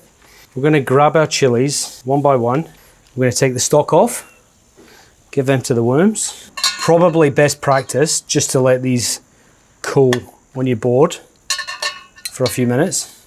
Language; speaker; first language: English; native; English